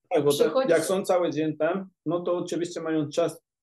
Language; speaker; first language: Polish; non-native, fluent; Spanish